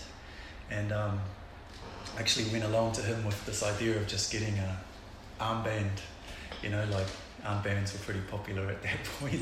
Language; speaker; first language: English; non-native, local second language; Tongan